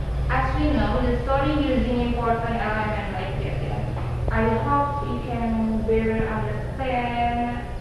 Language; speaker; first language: English; non-native, learner; Indonesian